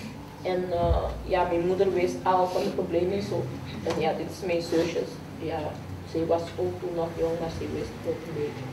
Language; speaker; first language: Dutch; non-native, fluent; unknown